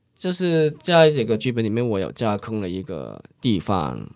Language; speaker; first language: Chinese; non-native, local second language; Cantonese